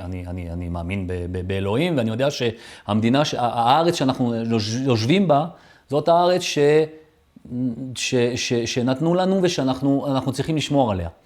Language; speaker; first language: Hebrew; early bilingual, other home language; French